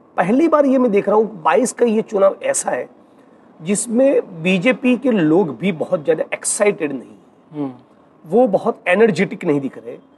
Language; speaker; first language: Hindi; non-native, local second language; Gujarati